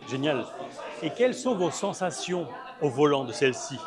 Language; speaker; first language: French; native; French